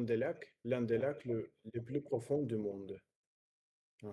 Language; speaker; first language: French; non-native, learner; Russian